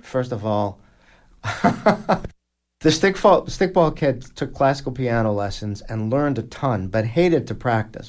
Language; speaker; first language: English; native; English